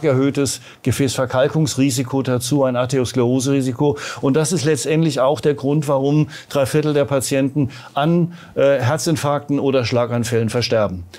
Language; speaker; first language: German; native; German